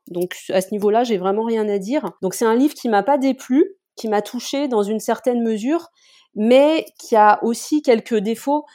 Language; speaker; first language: French; native; French